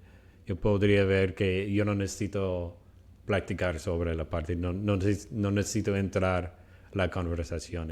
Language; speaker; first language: Spanish; non-native, fluent; English